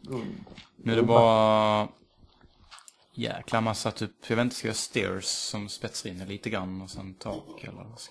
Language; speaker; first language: Swedish; native; Swedish